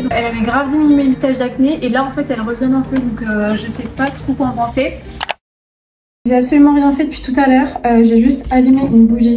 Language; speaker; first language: French; native; French